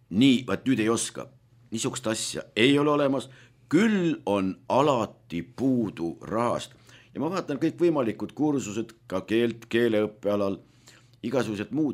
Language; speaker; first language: Estonian; native; Estonian